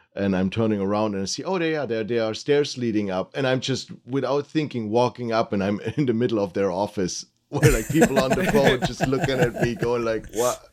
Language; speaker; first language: English; early bilingual, other home language; German